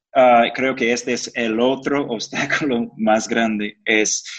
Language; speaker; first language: Spanish; non-native, fluent; English